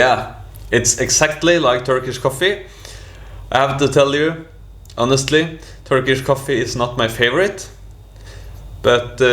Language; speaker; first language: English; non-native, fluent; Norwegian